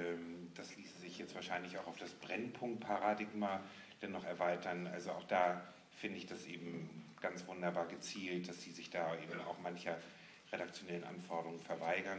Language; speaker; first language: German; native; German